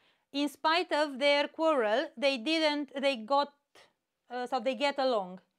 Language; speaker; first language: English; non-native, fluent; Romanian